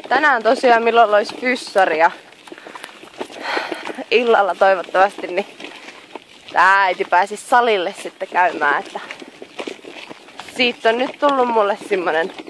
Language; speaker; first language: Finnish; native; Finnish